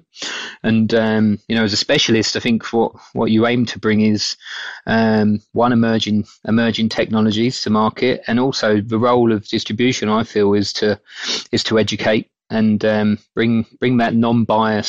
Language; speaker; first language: English; native; English